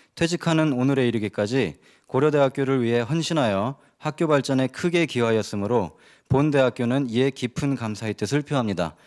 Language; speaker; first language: Korean; native; Korean